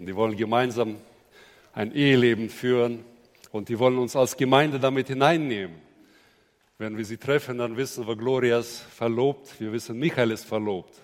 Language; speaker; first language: German; native; German